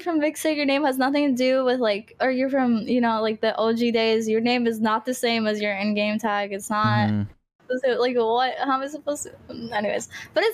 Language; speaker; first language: English; non-native, fluent; Greek